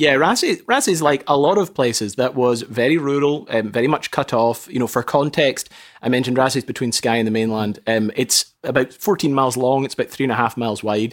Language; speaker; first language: English; native; English